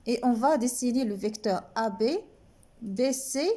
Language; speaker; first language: French; non-native, local second language; Arabic